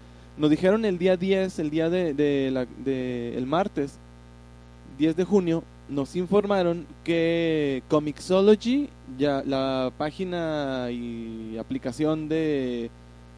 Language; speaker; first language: Spanish; native; Spanish